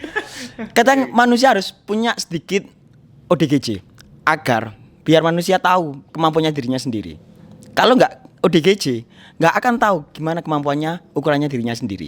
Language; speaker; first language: Indonesian; non-native, local second language; Javanese